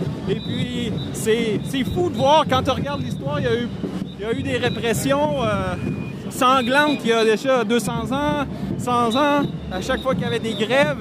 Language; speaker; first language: French; native; French